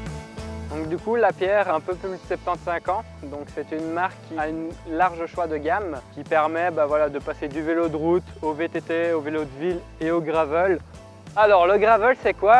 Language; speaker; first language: French; native; French